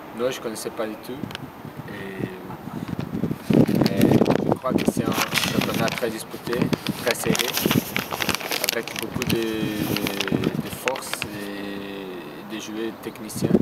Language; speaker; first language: French; non-native, learner; Portuguese